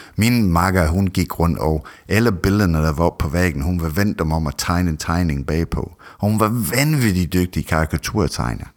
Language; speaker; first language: Danish; non-native, fluent; English